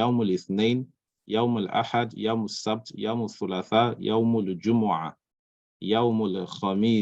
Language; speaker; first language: Arabic; non-native, fluent; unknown